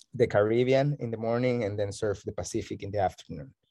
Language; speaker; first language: English; non-native, fluent; Spanish